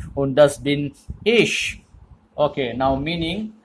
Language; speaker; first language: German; non-native, learner; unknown